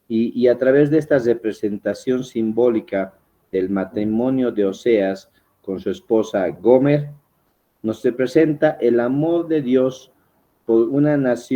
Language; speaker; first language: Spanish; native; Spanish